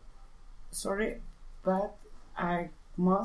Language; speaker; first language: English; non-native, learner; Spanish